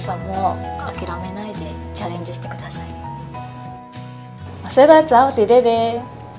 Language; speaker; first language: Japanese; non-native, fluent; Mongolian